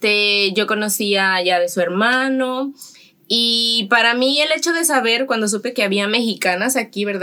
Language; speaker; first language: Spanish; native; Spanish